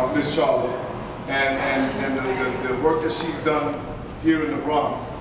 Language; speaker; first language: English; early bilingual, other home language; Spanish